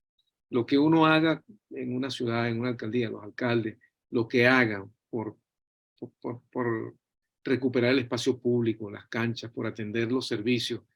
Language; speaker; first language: Spanish; native; Spanish